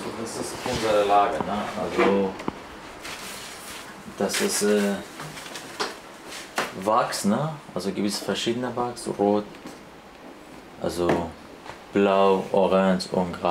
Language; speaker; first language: German; non-native, learner; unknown